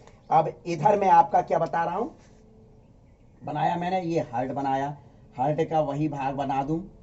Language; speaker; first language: Hindi; native; Hindi